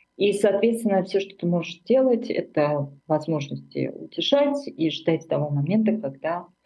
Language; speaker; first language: Russian; non-native, local second language; Armenian